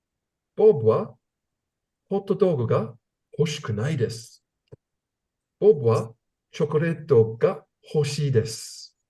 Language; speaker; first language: Japanese; non-native, learner; English